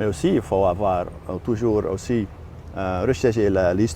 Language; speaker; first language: French; non-native, fluent; Dutch